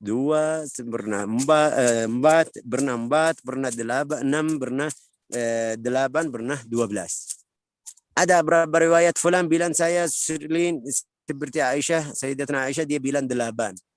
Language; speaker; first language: Indonesian; non-native, learner; Arabic